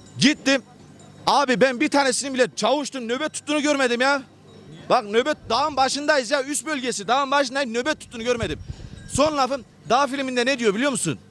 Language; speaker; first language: Turkish; native; Turkish